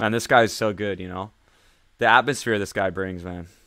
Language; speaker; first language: English; native; English